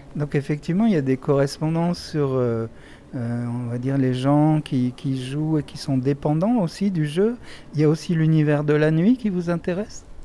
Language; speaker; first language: French; native; French